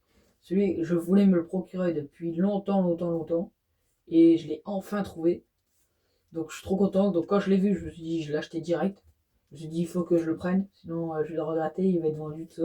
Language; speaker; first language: French; native; French